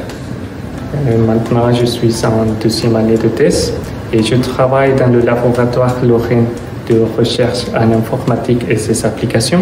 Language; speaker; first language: French; non-native, fluent; Spanish